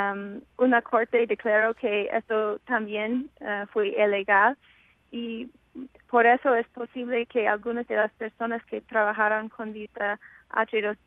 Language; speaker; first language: Spanish; non-native, fluent; English